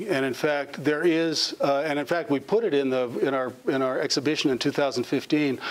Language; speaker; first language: English; native; English